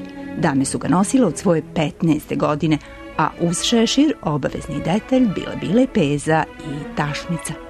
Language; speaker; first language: Serbian; native; Serbian